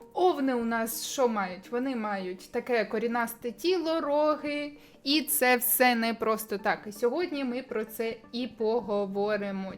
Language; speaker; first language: Ukrainian; native; Ukrainian